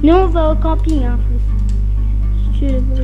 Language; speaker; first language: French; native; French